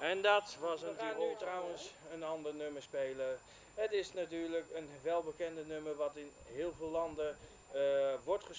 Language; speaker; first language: Dutch; native; Dutch